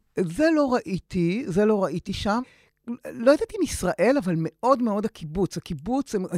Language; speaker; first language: Hebrew; native; Hebrew